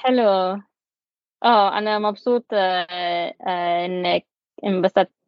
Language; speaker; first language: Arabic; non-native, learner; English